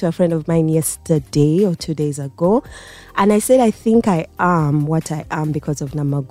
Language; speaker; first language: English; non-native, local second language; Ganda